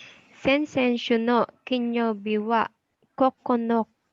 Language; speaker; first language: Japanese; non-native, learner; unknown